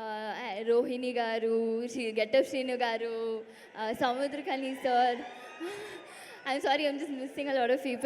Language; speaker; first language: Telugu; non-native, learner; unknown